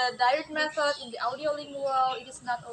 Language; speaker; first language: English; non-native, learner; Indonesian